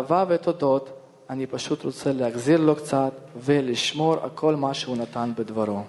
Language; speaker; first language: Hebrew; non-native, fluent; Russian